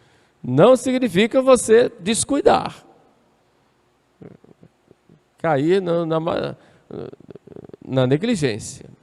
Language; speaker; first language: Portuguese; native; Portuguese